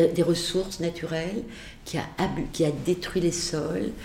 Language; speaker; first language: French; native; French